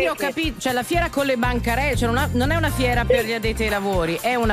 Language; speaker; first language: Italian; native; Italian